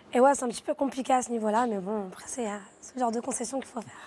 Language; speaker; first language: French; native; French